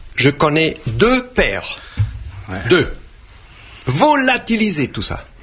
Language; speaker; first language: French; non-native, fluent; German